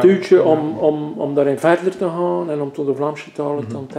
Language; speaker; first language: Dutch; native; Dutch